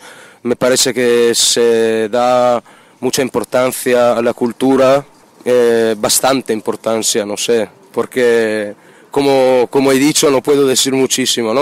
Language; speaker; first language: Spanish; non-native, fluent; Italian